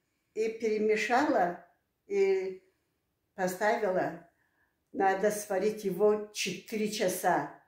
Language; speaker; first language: Russian; non-native, local second language; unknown